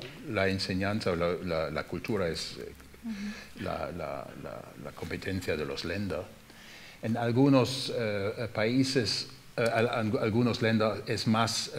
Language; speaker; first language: Spanish; non-native, fluent; German